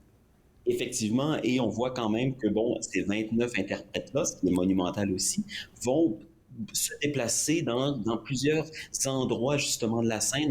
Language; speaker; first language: French; native; French